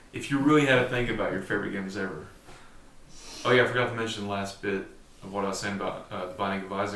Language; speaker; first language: English; native; English